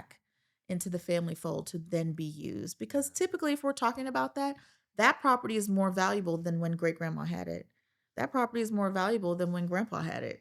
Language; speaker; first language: English; native; English